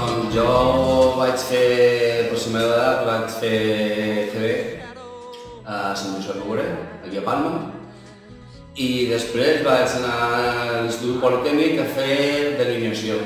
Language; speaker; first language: Spanish; non-native, local second language; Catalan